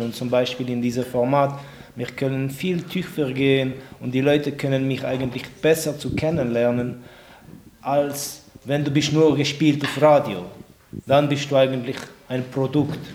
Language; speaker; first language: German; non-native, local second language; French